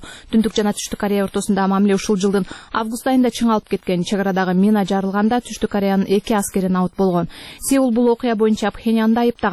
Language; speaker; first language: Kyrgyz; native; Kyrgyz